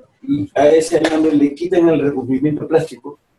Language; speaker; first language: Spanish; native; Spanish